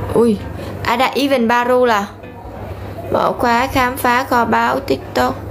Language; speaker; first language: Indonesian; non-native, learner; Vietnamese